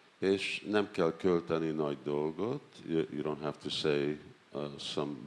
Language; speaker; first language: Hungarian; non-native, learner; English